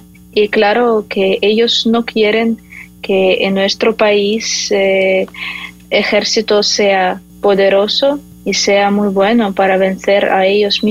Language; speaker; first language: Spanish; non-native, fluent; Ukrainian